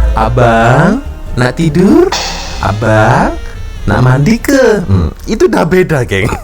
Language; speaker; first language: Malay; native; Malay